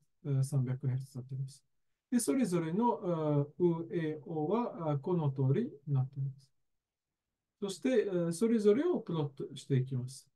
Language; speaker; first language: Japanese; native; Japanese